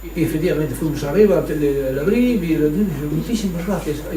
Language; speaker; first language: Spanish; native; Spanish